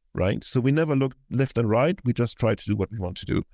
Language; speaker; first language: English; non-native, fluent; German